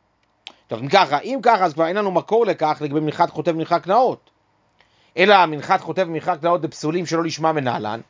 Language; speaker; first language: Hebrew; native; Hebrew